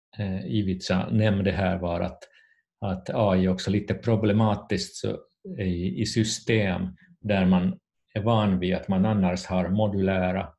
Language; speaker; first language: Swedish; non-native, fluent; Finnish